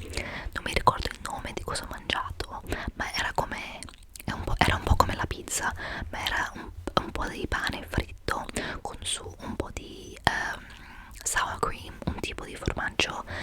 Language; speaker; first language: Italian; non-native, fluent; English